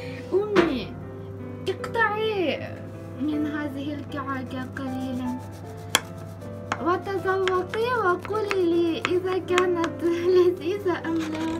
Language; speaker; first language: Arabic; non-native, fluent; Ukrainian